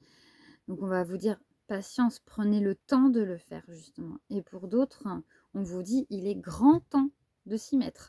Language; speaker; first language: French; native; French